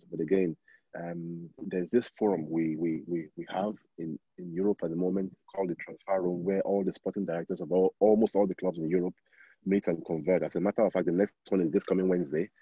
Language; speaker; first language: English; non-native, local second language; Yoruba